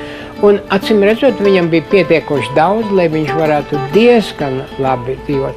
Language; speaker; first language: Latvian; early bilingual, heritage; Latvian